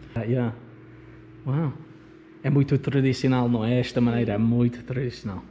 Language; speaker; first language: Portuguese; non-native, learner; English